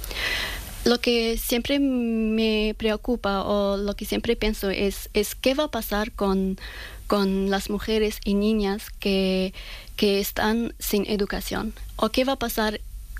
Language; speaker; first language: Spanish; non-native, learner; Persian